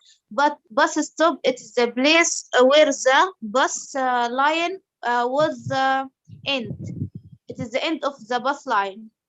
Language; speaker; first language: English; non-native, learner; Arabic